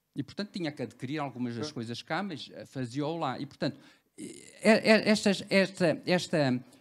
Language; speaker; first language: Portuguese; early bilingual, other home language; Cantonese